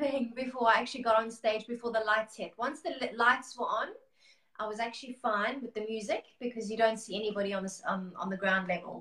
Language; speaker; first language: English; native; English